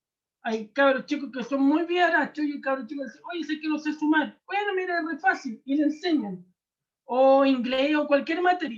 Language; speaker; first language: Spanish; native; Spanish